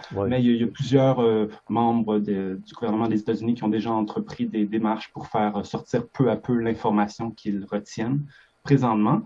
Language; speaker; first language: French; native; French